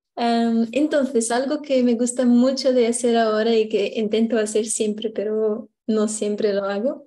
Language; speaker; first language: Spanish; non-native, fluent; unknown